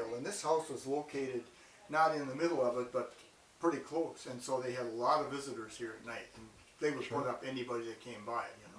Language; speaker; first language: English; native; English